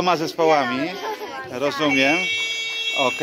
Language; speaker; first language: Polish; native; Polish